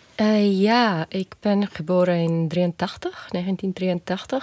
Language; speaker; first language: Dutch; non-native, fluent; Estonian